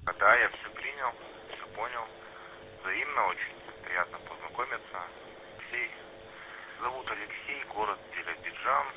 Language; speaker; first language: Russian; native; Russian